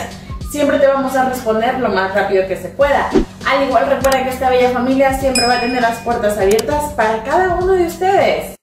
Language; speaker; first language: Spanish; native; Spanish